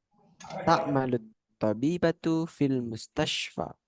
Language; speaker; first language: Arabic; non-native, fluent; Indonesian